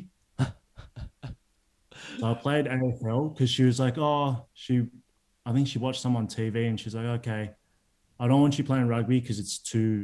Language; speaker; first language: English; native; English